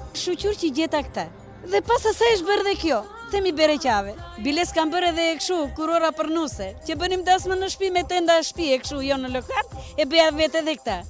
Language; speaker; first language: Albanian; non-native, local second language; Romany